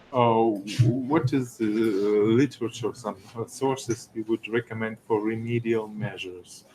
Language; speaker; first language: English; non-native, fluent; Russian